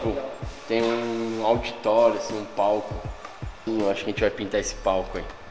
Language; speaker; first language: Portuguese; native; Portuguese